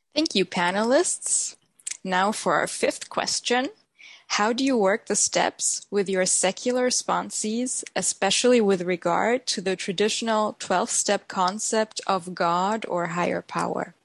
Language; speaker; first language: English; non-native, fluent; German